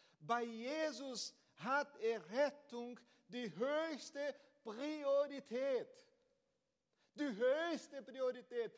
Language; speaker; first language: German; non-native, fluent; Portuguese